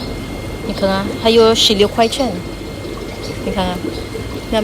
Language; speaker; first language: Chinese; non-native, learner; Filipino